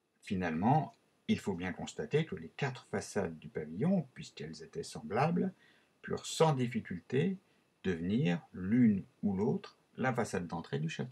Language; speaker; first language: French; native; French